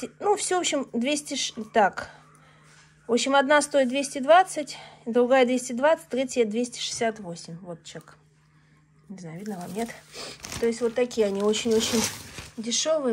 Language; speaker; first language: Russian; native; Russian